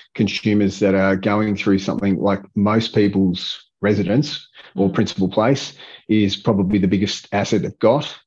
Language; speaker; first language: English; native; English